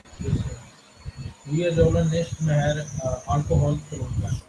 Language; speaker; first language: German; non-native, learner; Hindi